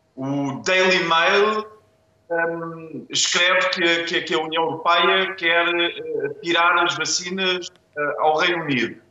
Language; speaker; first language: Portuguese; non-native, fluent; German